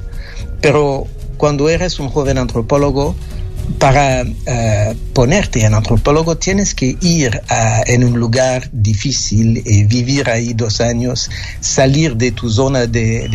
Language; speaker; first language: Spanish; non-native, fluent; French